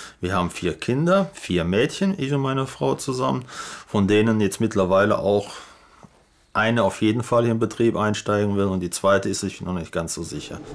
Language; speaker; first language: German; native; German